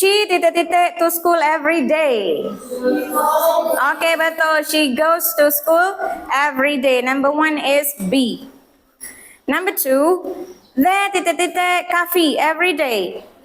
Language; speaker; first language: English; non-native, fluent; Indonesian